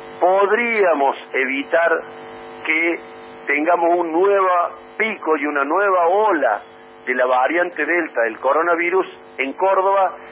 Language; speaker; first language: Spanish; native; Spanish